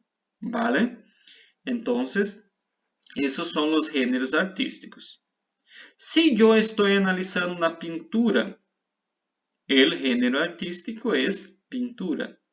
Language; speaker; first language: Spanish; non-native, fluent; Portuguese